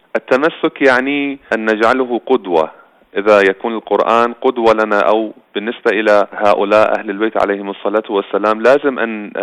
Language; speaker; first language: Arabic; non-native, fluent; Persian